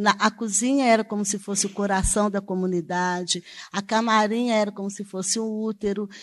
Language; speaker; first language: Portuguese; native; Portuguese